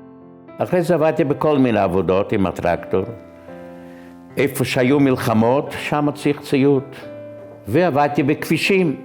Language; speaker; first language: Hebrew; non-native, fluent; Yiddish